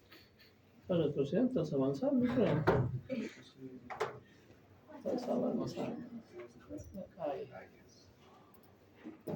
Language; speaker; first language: Spanish; native; Spanish